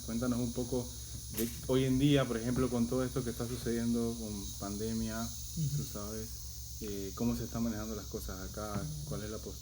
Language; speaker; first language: Spanish; native; Spanish